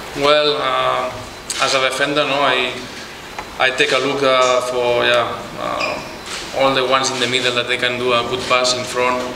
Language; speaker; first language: English; non-native, fluent; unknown